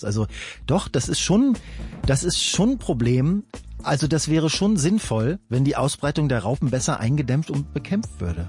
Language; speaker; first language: German; native; German